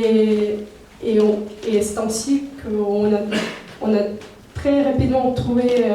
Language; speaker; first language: French; non-native, fluent; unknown